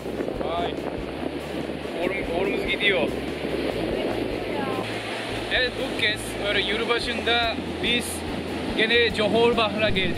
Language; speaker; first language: Turkish; non-native, fluent; Japanese